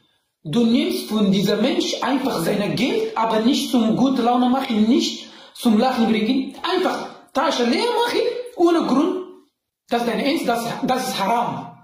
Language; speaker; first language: German; non-native, learner; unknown